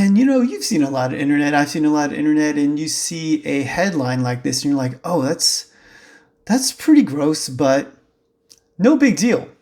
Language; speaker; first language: English; native; English